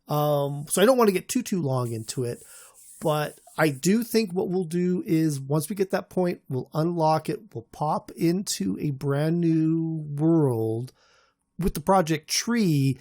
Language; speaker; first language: English; native; English